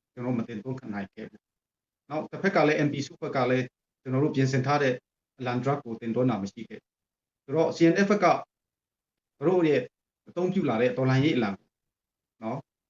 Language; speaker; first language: Burmese; non-native, local second language; Hakha Chin